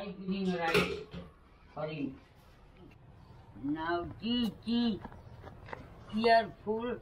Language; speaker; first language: English; non-native, learner; Nepali